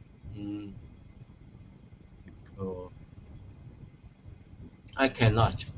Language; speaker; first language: English; non-native, learner; Chinese